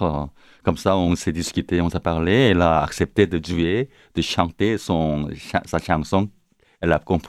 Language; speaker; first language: French; non-native, learner; Korean